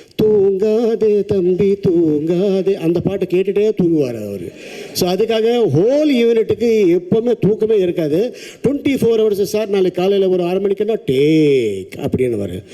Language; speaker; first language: Tamil; non-native, local second language; Telugu